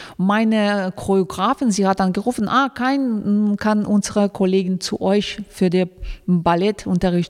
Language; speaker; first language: German; non-native, fluent; Russian